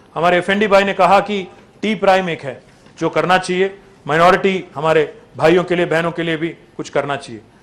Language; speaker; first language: Hindi; non-native, local second language; Telugu